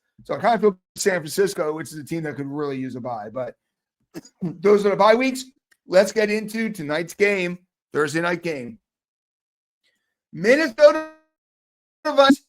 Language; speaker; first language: English; native; English